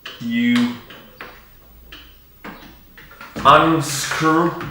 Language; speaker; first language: English; non-native, fluent; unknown